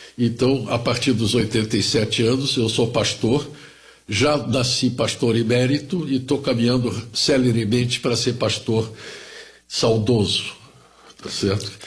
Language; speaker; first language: Portuguese; early bilingual, other home language; German